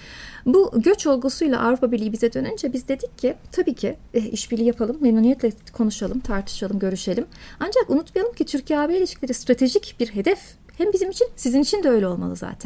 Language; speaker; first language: Turkish; native; Turkish